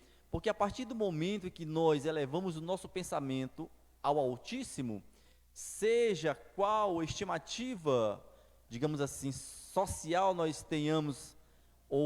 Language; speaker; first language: Portuguese; native; Portuguese